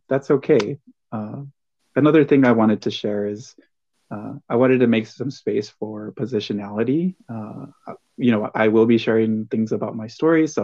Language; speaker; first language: English; early bilingual, other home language; Spanish